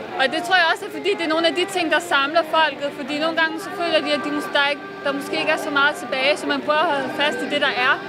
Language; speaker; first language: Danish; early bilingual, other home language; Bosnian